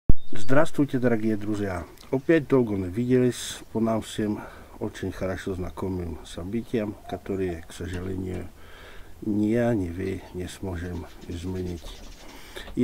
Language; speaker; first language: Russian; non-native, fluent; Czech